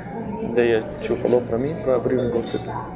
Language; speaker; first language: Portuguese; non-native, learner; Arabic